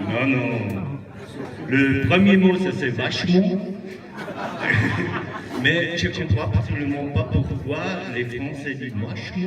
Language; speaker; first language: French; non-native, learner; German